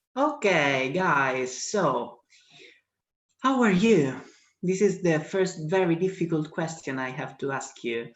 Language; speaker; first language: English; non-native, fluent; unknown